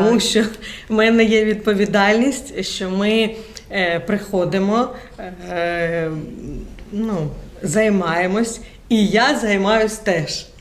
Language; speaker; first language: Ukrainian; non-native, local second language; Russian